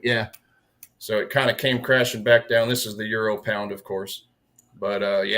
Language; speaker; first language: English; native; English